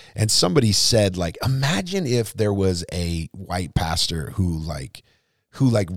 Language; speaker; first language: English; native; English